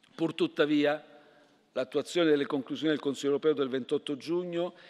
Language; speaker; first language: Italian; native; Italian